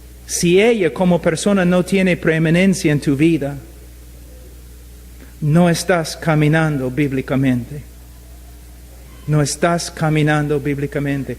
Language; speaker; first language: Spanish; non-native, fluent; English